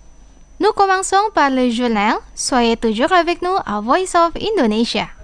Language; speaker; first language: French; non-native, fluent; Indonesian